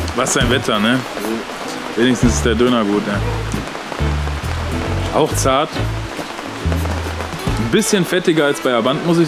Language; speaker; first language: German; native; German